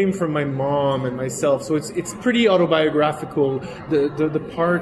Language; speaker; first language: English; non-native, fluent; French